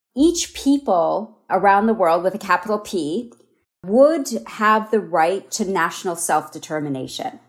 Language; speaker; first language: English; native; English